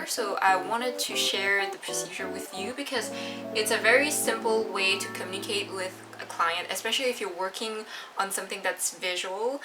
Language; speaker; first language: English; non-native, local second language; French